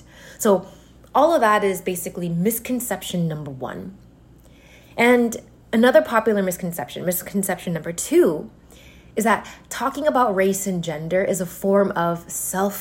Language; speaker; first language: English; native; English